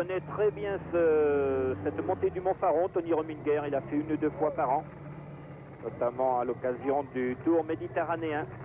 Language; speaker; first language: French; native; French